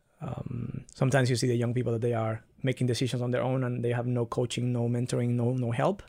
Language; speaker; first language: English; non-native, fluent; Spanish